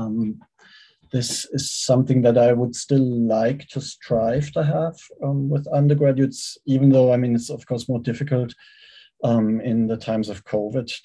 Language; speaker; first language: English; non-native, fluent; German